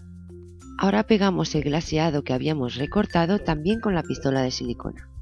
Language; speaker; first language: Spanish; native; Spanish